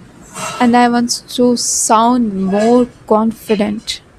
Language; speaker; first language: English; non-native, learner; Bhojpuri